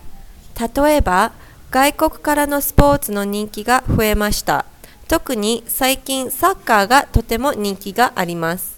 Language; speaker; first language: Japanese; non-native, learner; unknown